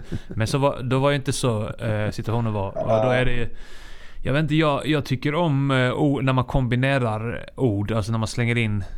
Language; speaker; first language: Swedish; non-native, fluent; Icelandic